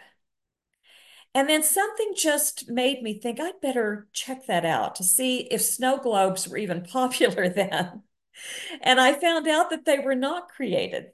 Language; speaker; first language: English; native; English